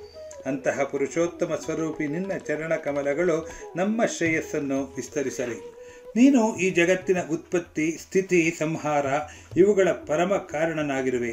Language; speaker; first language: Kannada; native; Kannada